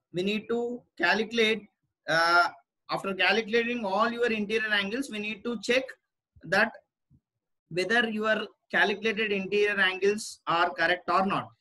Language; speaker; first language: English; non-native, local second language; Telugu